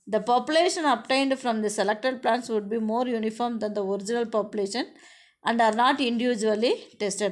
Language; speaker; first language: English; non-native, local second language; Tamil